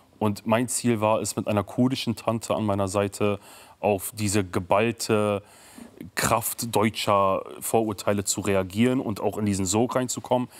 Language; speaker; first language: German; early bilingual, other home language; Kurdish